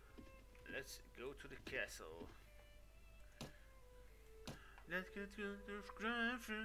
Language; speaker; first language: English; non-native, fluent; Swedish